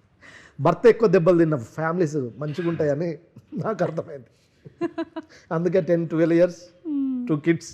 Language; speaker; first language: Telugu; native; Telugu